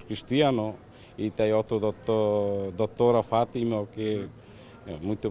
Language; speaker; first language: Portuguese; non-native, learner; Bangla